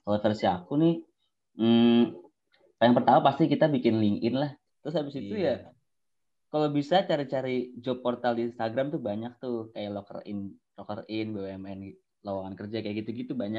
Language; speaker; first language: Indonesian; native; Indonesian